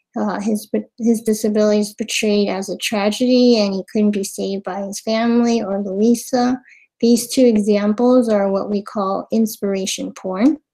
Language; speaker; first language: English; native; English